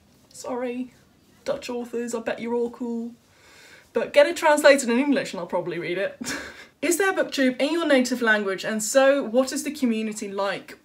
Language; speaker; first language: English; non-native, fluent; Dutch